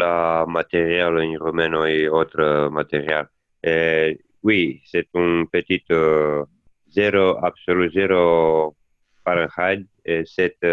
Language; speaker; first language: French; non-native, learner; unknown